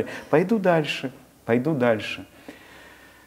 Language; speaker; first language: Russian; native; Russian